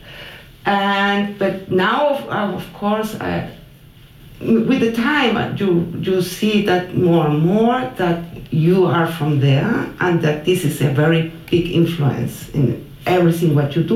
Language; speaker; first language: English; non-native, fluent; Spanish